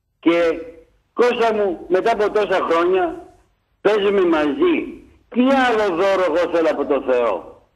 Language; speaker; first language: Greek; early bilingual, heritage; Greek